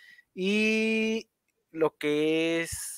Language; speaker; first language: Spanish; native; Spanish